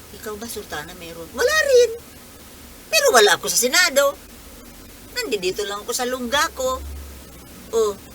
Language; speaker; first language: Filipino; non-native, local second language; Bikol